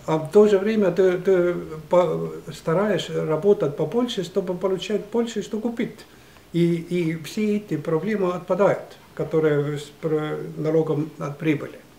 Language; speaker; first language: Russian; non-native, fluent; Estonian